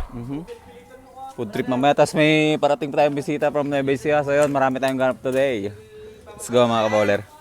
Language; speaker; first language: Filipino; non-native, local second language; Iloko